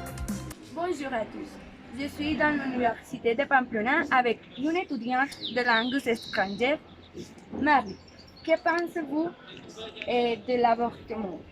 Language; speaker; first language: French; non-native, learner; Spanish